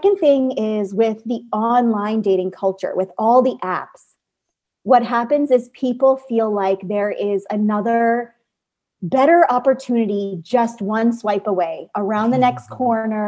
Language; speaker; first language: English; native; English